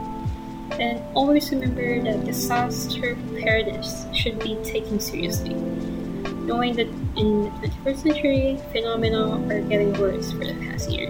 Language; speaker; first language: English; non-native, local second language; Filipino